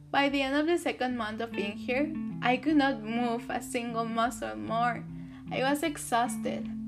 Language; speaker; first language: English; early bilingual, other home language; Spanish